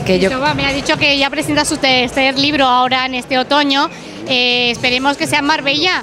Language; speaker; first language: Spanish; native; Spanish